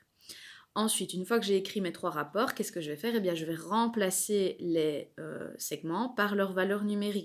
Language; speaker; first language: French; native; French